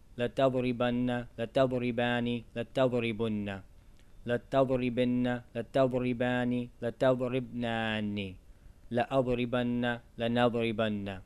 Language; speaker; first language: Arabic; non-native, fluent; English